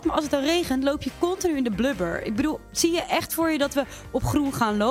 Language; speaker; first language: Dutch; native; Dutch